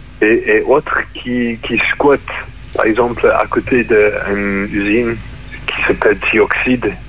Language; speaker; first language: French; non-native, fluent; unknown